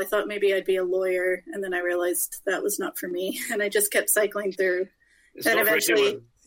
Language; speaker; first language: English; native; English